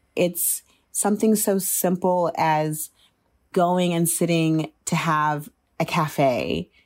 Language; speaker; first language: English; native; English